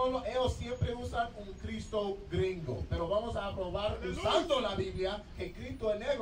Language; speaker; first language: Spanish; non-native, learner; English